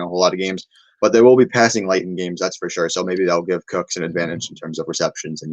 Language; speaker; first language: English; native; English